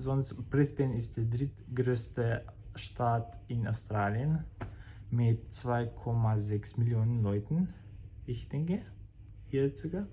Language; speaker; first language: German; non-native, fluent; Croatian